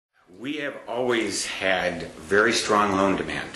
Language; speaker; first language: English; native; English